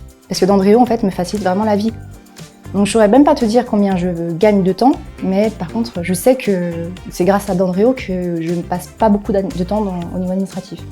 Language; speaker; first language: French; native; French